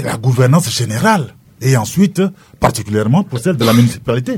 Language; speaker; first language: French; non-native, local second language; Sango